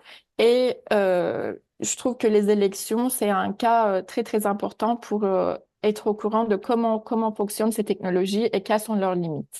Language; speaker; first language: French; native; French